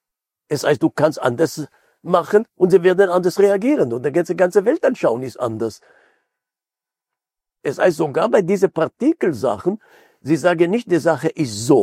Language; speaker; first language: German; non-native, fluent; Hebrew